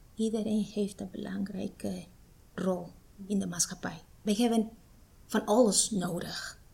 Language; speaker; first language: Dutch; non-native, fluent; Spanish